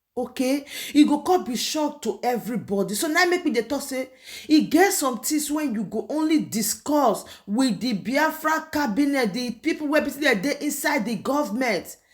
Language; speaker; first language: Nigerian Pidgin; non-native, local second language; Igbo